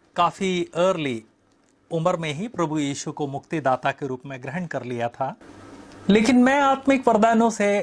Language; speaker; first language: Hindi; native; Hindi